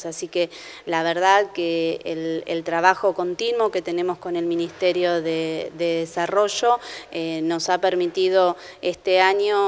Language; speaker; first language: Spanish; native; Spanish